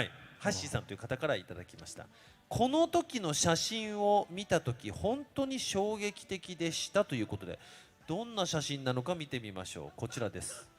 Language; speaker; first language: Japanese; native; Japanese